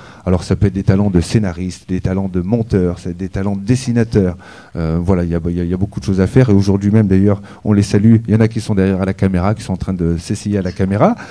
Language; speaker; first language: French; native; French